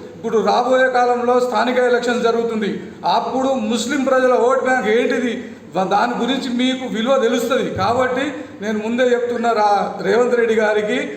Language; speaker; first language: Telugu; non-native, local second language; Urdu